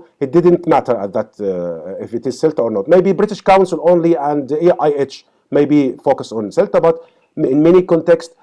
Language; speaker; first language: English; non-native, fluent; Arabic